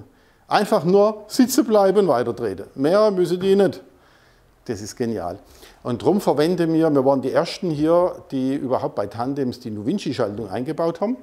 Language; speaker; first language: German; native; German